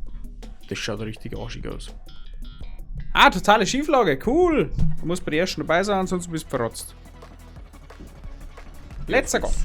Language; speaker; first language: German; native; German